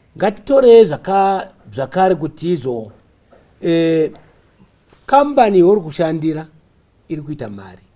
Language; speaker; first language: Shona; native; Shona